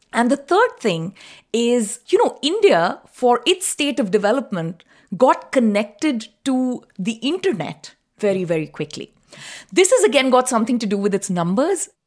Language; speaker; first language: English; non-native, local second language; Tamil